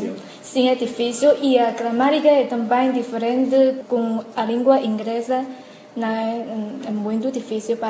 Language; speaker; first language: Portuguese; non-native, learner; Chinese